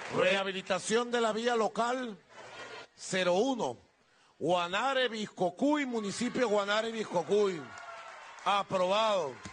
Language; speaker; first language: Spanish; native; Spanish